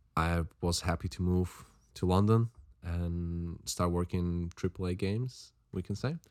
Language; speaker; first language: English; non-native, fluent; Slovak